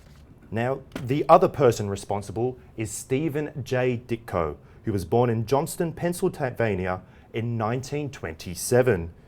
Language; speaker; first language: English; native; English